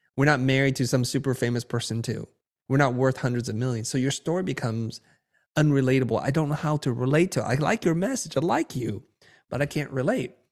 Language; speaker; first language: English; early bilingual, other home language; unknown